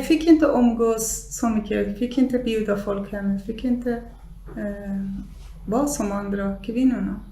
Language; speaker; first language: Swedish; non-native, fluent; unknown